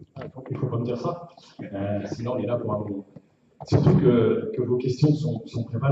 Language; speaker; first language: French; native; French